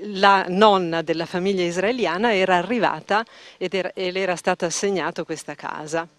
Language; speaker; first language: Italian; native; Italian